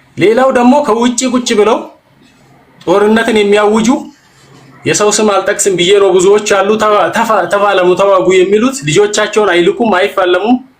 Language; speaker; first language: Amharic; non-native, local second language; Oromo